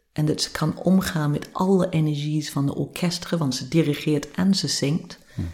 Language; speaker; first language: Dutch; non-native, fluent; English